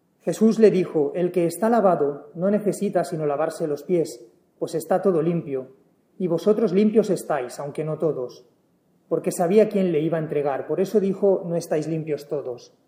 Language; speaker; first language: Spanish; native; Spanish